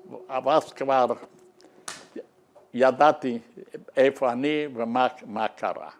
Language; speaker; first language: Hebrew; non-native, fluent; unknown